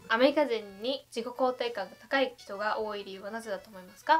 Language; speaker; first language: Japanese; native; Japanese